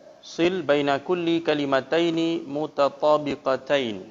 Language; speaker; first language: Arabic; non-native, fluent; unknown